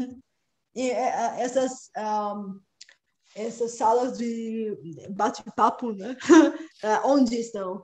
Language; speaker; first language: Portuguese; non-native, fluent; Bulgarian